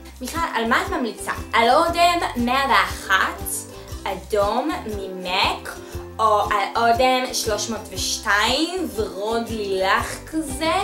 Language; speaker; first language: Hebrew; native; Hebrew